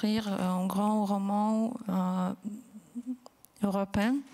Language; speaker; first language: French; non-native, fluent; Polish